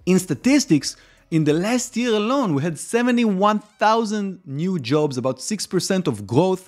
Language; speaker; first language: English; non-native, fluent; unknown